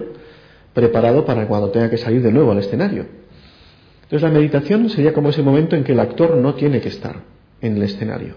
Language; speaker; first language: Spanish; native; Spanish